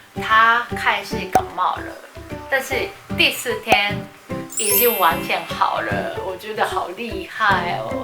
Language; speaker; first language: Chinese; non-native, fluent; Japanese